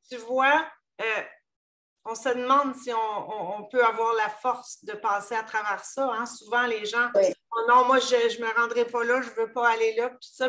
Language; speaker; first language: French; native; French